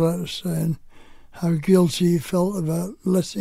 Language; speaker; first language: English; native; English